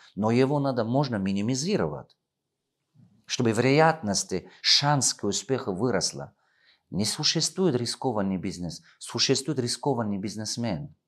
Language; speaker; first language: Russian; non-native, local second language; Tajik